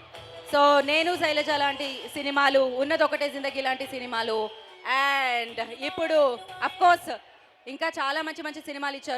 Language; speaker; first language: Telugu; native; Telugu